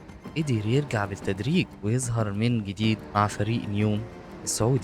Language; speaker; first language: Arabic; native; Arabic